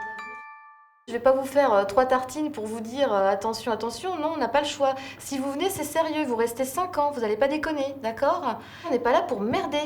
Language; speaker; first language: French; native; French